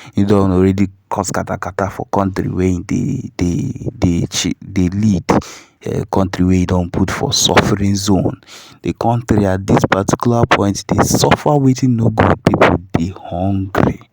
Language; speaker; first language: Nigerian Pidgin; non-native, local second language; Igbo